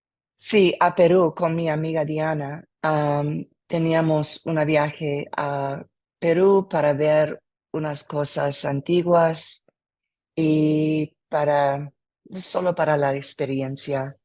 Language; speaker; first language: Spanish; non-native, learner; English